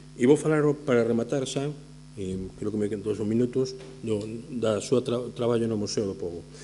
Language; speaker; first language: Galician; native; Galician